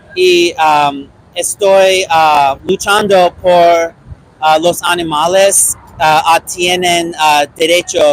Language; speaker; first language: Spanish; non-native, learner; English